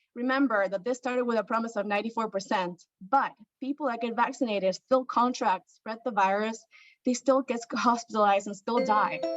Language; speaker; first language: English; non-native, fluent; Spanish